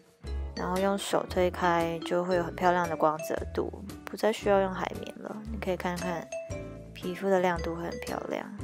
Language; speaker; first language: Chinese; native; Chinese